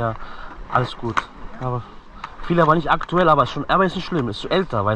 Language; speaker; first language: German; non-native, learner; Turkish